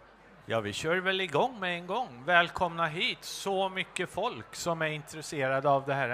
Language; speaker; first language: Swedish; native; Swedish